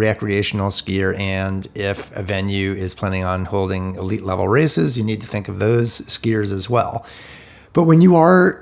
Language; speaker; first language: English; native; English